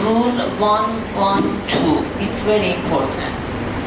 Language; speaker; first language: English; non-native, learner; Persian